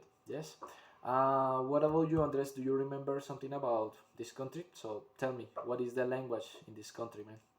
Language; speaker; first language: English; non-native, learner; Spanish